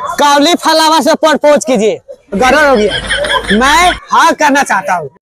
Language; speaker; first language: Hindi; native; Hindi